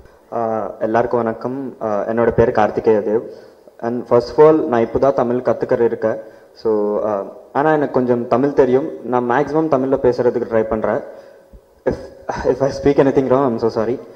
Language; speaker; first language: Tamil; non-native, learner; Malayalam